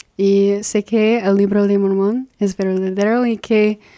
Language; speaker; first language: Spanish; non-native, fluent; English